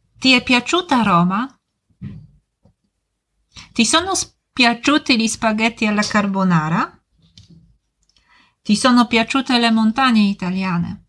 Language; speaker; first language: Italian; non-native, fluent; Polish